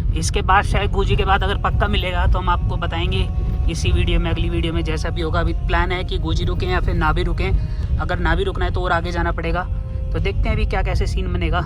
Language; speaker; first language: Hindi; native; Hindi